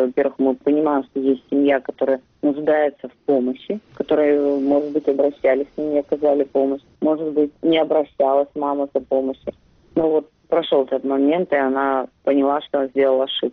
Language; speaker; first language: Russian; native; Russian